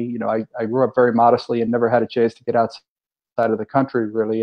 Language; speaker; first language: English; native; English